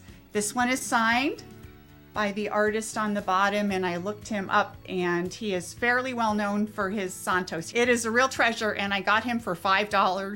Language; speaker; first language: English; native; English